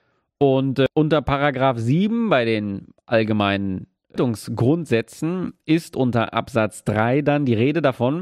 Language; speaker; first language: German; native; German